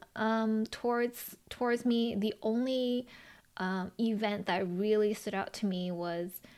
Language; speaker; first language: English; early bilingual, other home language; Chinese